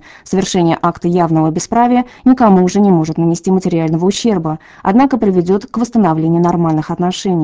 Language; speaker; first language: Russian; native; Russian